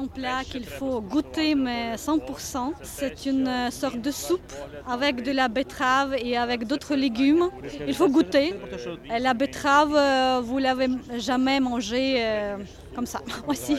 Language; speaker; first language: French; non-native, fluent; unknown